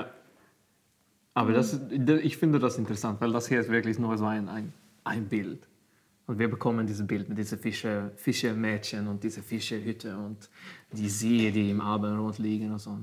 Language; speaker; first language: German; non-native, fluent; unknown